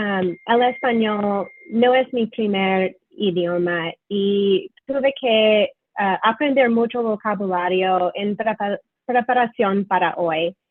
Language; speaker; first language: Spanish; non-native, fluent; English